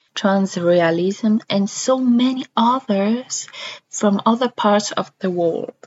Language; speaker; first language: English; non-native, fluent; Italian